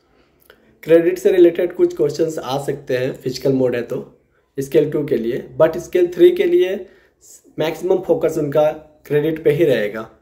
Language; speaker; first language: Hindi; native; Hindi